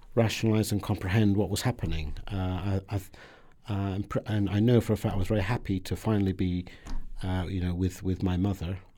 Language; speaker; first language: English; early bilingual, other home language; Persian